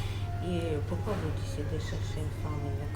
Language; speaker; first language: French; non-native, learner; Russian